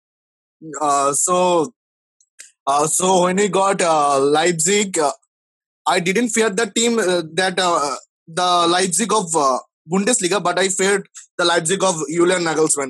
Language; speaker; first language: English; non-native, local second language; Bangla